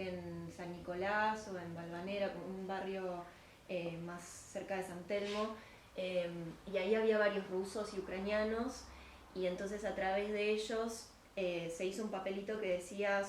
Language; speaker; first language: Spanish; early bilingual, other home language; Ukrainian